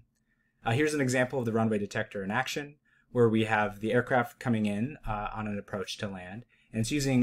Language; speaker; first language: English; native; English